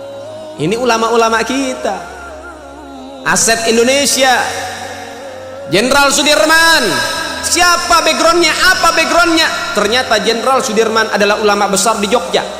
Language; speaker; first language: Indonesian; native; Indonesian